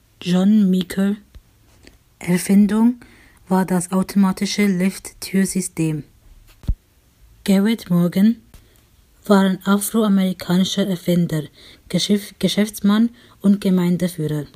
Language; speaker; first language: German; native; German